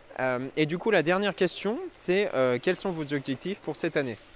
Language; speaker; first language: French; native; French